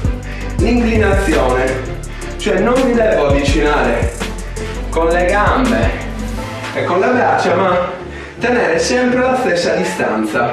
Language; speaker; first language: Italian; native; Italian